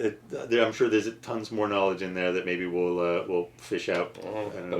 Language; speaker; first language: English; native; English